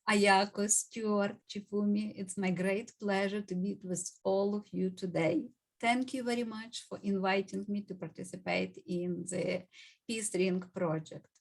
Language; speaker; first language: English; non-native, fluent; Ukrainian